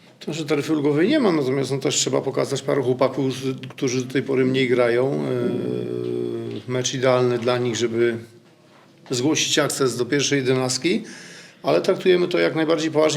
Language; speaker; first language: Polish; native; Polish